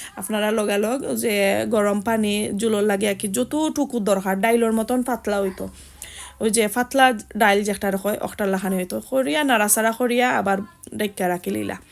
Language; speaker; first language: Bangla; native; Bangla